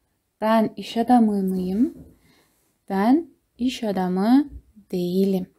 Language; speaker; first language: Turkish; non-native, fluent; Kazakh